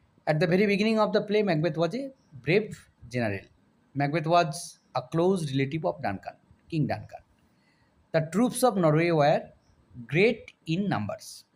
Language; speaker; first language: English; non-native, local second language; Bangla